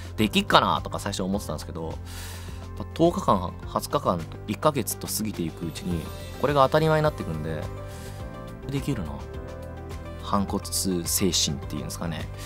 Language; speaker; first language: Japanese; early bilingual, heritage; Japanese